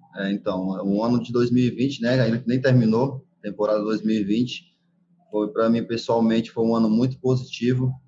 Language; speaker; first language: Portuguese; native; Portuguese